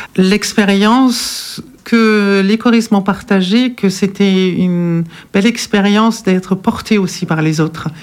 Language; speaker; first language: French; non-native, fluent; German